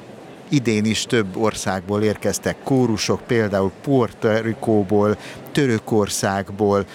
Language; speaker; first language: Hungarian; native; Hungarian